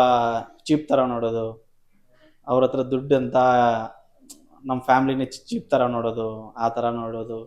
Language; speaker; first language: Kannada; non-native, local second language; Telugu